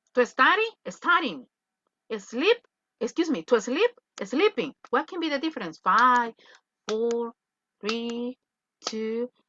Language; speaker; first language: English; non-native, fluent; Spanish